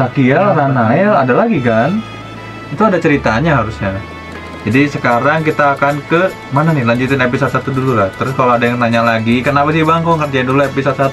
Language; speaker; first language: Indonesian; native; Indonesian